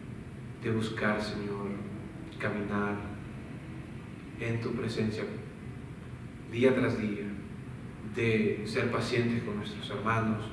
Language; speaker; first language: Spanish; native; Spanish